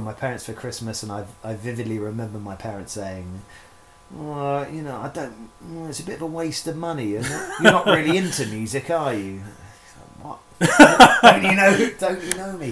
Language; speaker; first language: English; native; English